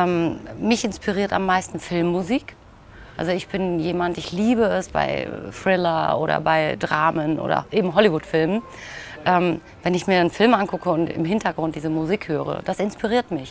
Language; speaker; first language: German; native; German